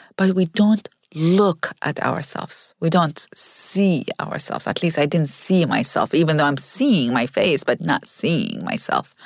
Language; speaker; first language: English; non-native, fluent; Arabic